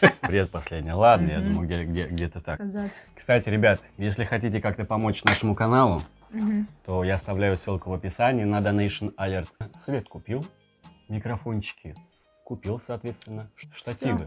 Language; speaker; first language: Russian; native; Russian